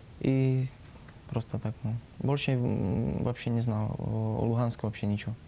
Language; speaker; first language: Russian; non-native, learner; Slovak